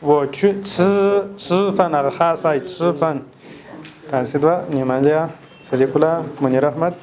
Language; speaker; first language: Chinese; non-native, fluent; Pashto